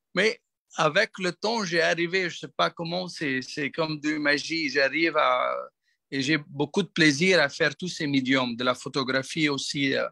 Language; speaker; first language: French; non-native, local second language; Arabic